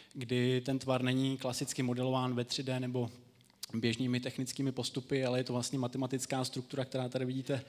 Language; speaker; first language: Czech; native; Czech